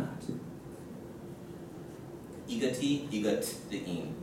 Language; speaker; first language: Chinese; non-native, learner; English